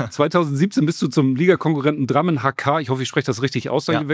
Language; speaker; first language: German; native; German